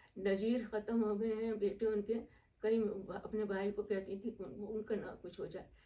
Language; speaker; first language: Urdu; native; Urdu